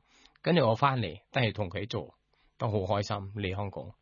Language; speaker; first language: Cantonese; non-native, learner; Thai